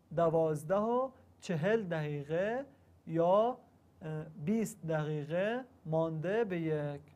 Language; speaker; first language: Persian; non-native, learner; Arabic